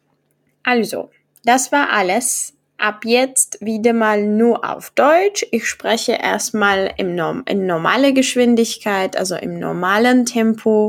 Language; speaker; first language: German; non-native, fluent; Czech